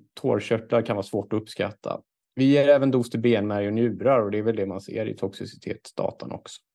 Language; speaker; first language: Swedish; native; Swedish